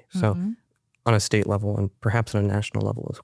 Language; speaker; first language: English; native; English